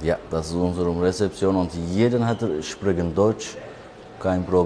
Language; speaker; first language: German; non-native, learner; Turkish